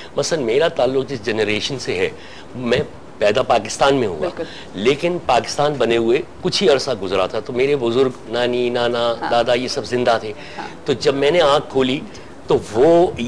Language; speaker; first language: Urdu; native; Urdu